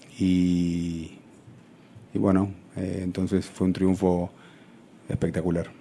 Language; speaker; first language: Spanish; native; Spanish